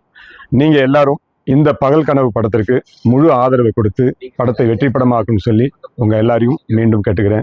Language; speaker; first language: Tamil; native; Tamil